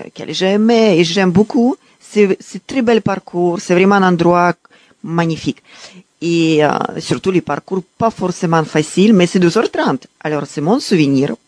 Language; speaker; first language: French; non-native, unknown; Russian